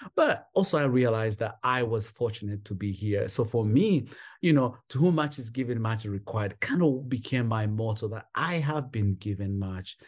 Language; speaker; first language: English; non-native, local second language; Kinyarwanda